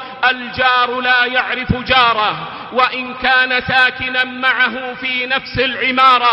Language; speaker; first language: Arabic; native; Arabic